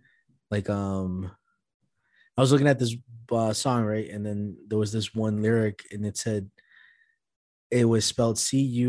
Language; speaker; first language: English; early bilingual, other home language; Spanish